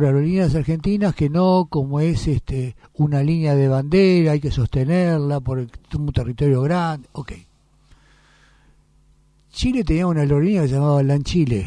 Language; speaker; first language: Spanish; native; Spanish